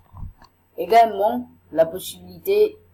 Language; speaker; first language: French; non-native, learner; Spanish